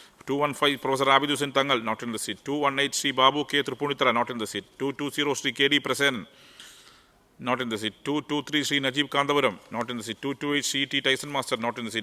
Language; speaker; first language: English; non-native, local second language; Malayalam